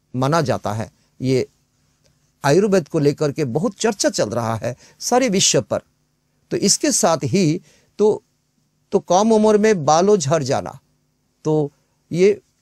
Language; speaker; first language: Hindi; non-native, local second language; Bangla